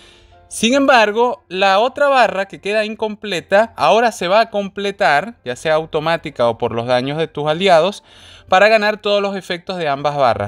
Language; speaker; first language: Spanish; native; Spanish